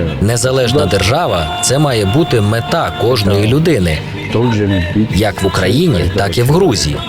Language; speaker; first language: Ukrainian; non-native, fluent; Georgian